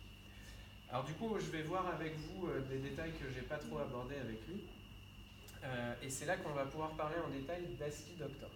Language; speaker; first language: French; native; French